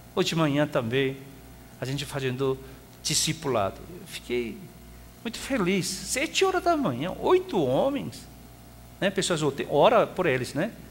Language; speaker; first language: Portuguese; non-native, fluent; Korean